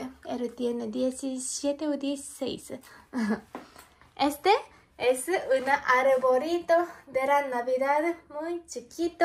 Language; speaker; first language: Spanish; non-native, learner; Japanese